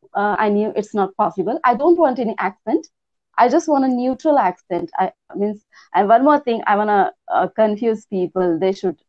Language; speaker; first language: English; non-native, local second language; Hindi